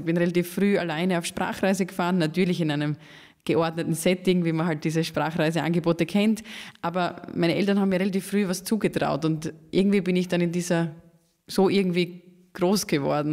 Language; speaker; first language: German; native; German